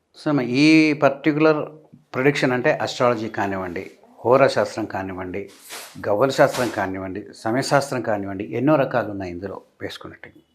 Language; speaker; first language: Telugu; non-native, fluent; Malayalam